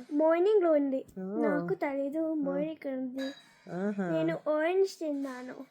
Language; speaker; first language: Telugu; early bilingual, heritage; Telugu